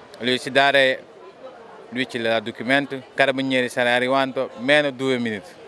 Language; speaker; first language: Italian; non-native, learner; Wolof